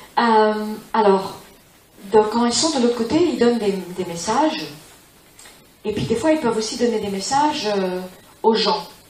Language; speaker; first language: French; non-native, fluent; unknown